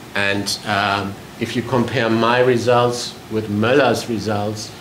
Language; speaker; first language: English; non-native, fluent; German